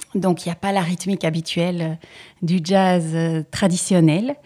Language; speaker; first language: French; native; French